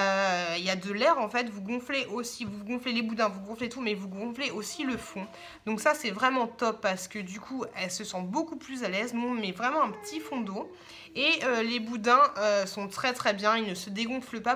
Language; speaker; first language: French; native; French